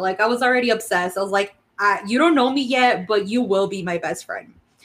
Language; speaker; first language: English; early bilingual, other home language; Spanish